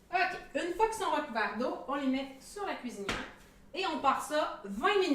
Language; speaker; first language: French; native; French